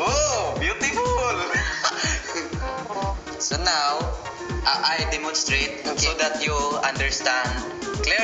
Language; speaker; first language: English; non-native, learner; Filipino